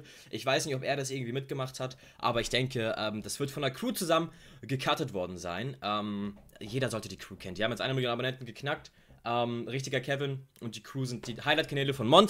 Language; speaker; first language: German; native; German